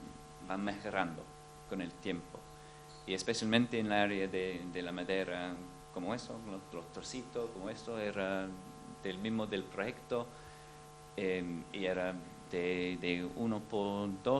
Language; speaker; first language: Spanish; non-native, fluent; English